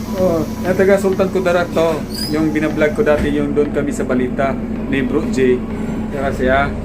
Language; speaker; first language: Filipino; non-native, local second language; Cebuano